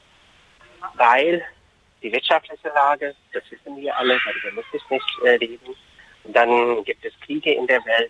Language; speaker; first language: German; non-native, fluent; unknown